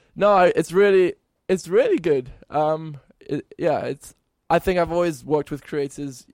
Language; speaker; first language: English; native; English